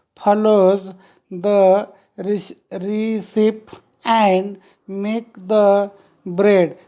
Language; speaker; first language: English; non-native, local second language; Marathi